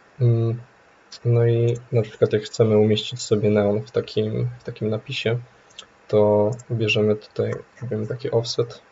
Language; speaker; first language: Polish; native; Polish